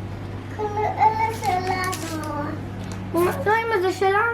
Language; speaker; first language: Hebrew; early bilingual, other home language; English